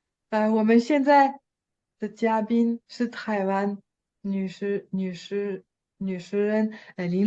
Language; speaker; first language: Chinese; non-native, fluent; French